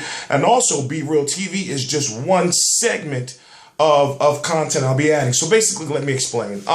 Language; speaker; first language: English; native; English